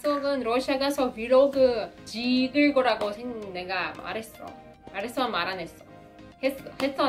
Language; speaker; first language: Korean; non-native, fluent; Russian